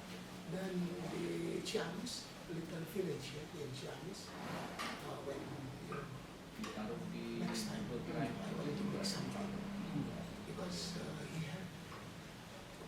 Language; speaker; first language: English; non-native, learner; Sundanese